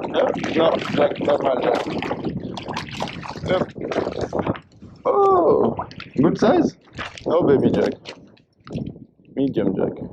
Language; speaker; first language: English; non-native, learner; French